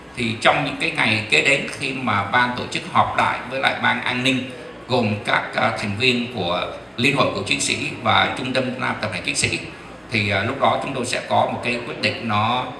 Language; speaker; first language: Vietnamese; native; Vietnamese